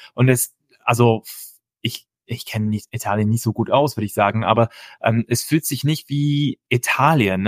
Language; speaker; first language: German; non-native, fluent; English